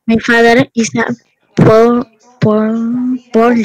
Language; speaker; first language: English; non-native, learner; Spanish